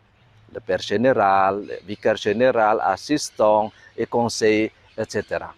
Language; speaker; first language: French; non-native, fluent; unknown